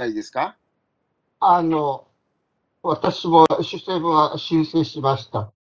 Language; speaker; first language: Japanese; non-native, fluent; Chinese